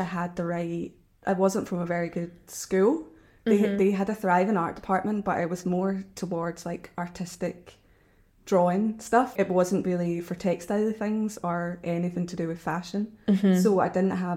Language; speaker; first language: English; native; English